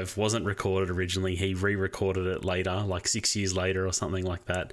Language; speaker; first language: English; native; English